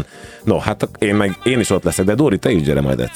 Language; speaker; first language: Hungarian; native; Hungarian